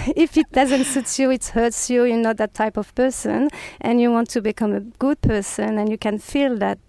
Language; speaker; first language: English; non-native, fluent; French